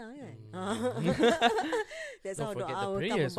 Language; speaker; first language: English; non-native, local second language; Malay